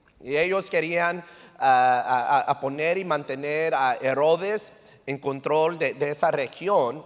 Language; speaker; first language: Spanish; early bilingual, heritage; English